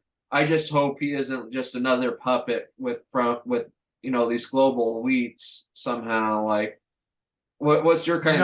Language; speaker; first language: English; native; English